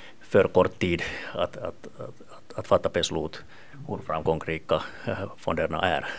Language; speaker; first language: Swedish; non-native, local second language; Finnish